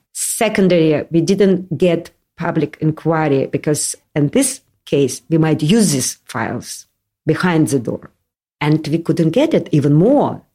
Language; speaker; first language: English; non-native, learner; Russian